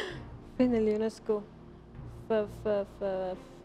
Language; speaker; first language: Arabic; native; Arabic